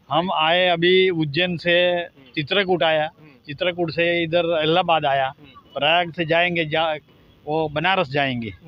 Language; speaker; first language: Hindi; non-native, local second language; Gujarati